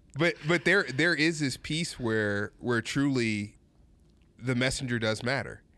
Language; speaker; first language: English; native; English